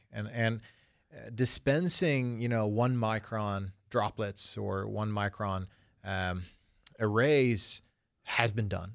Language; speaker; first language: English; early bilingual, other home language; Swedish